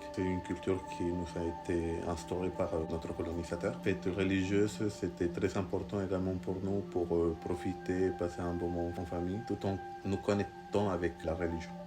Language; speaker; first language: French; non-native, fluent; Spanish